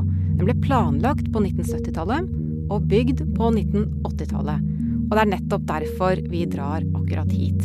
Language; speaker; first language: Norwegian; native; Norwegian